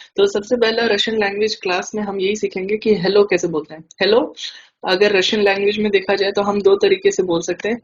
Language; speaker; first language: Hindi; native; Hindi